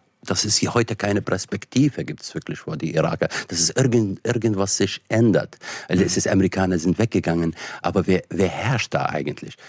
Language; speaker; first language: German; non-native, fluent; Arabic